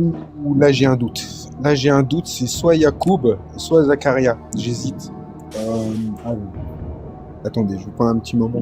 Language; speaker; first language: French; native; French